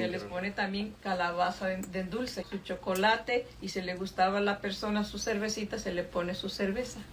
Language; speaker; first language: Spanish; native; Spanish